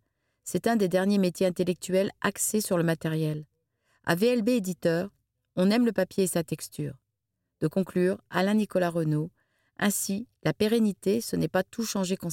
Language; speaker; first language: French; native; French